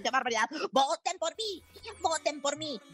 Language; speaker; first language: Spanish; native; Spanish